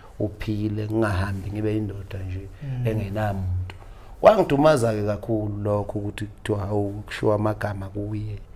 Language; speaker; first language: Zulu; native; Zulu